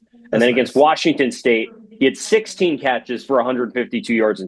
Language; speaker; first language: English; native; English